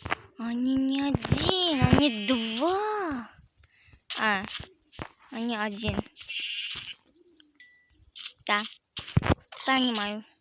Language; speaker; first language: Russian; non-native, local second language; Kazakh